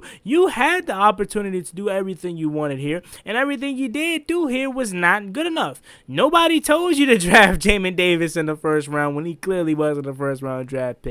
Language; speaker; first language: English; native; English